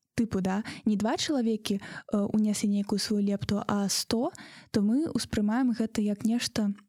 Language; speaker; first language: Belarusian; non-native, local second language; Russian